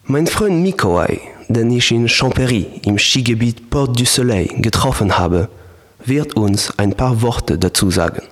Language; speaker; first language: German; non-native, learner; Polish